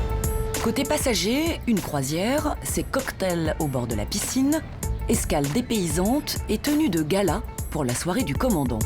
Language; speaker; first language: French; native; French